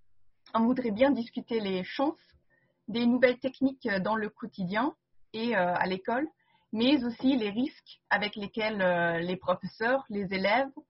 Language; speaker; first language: French; non-native, fluent; German